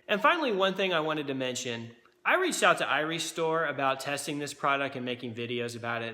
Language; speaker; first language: English; native; English